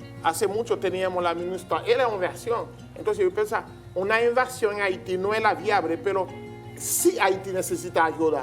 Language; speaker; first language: Spanish; non-native, learner; Haitian Creole